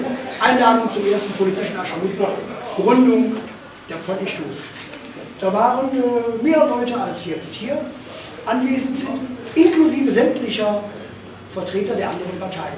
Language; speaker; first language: German; native; German